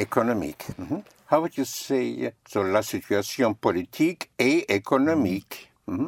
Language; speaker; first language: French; non-native, fluent; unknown